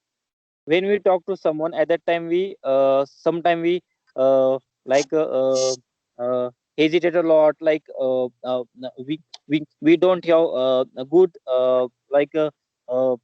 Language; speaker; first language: English; non-native, learner; Marathi